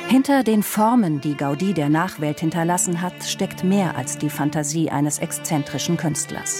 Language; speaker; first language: German; native; German